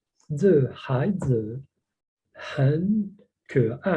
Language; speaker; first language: Chinese; non-native, learner; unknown